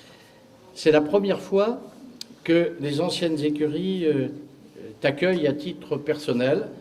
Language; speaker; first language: French; native; French